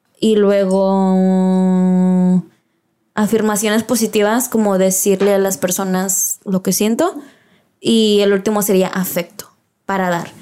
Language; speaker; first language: Spanish; early bilingual, heritage; Spanish